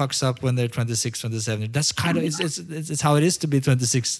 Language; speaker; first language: English; non-native, fluent; Norwegian